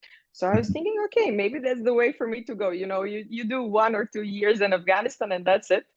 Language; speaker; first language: English; non-native, fluent; Croatian